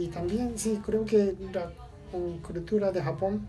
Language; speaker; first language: Spanish; non-native, learner; Japanese